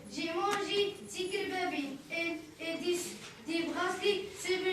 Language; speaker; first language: French; non-native, learner; Arabic